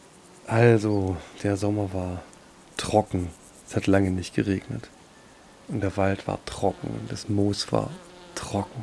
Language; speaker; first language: German; native; German